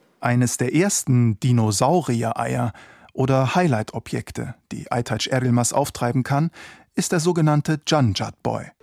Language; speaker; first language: German; native; German